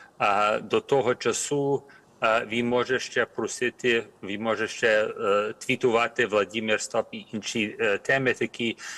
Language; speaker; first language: Ukrainian; early bilingual, heritage; Ukrainian